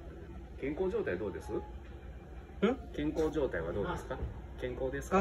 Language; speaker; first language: Japanese; native; Japanese